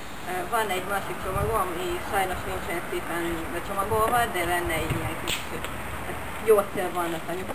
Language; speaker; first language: Hungarian; non-native, fluent; Finnish